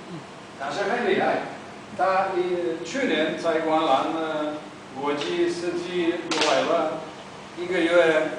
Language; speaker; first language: Chinese; non-native, learner; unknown